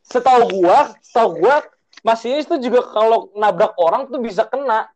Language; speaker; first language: Indonesian; native; Indonesian